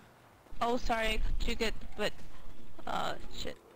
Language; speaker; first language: English; non-native, learner; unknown